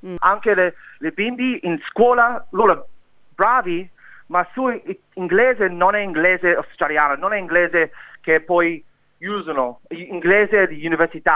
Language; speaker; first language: Italian; non-native, learner; English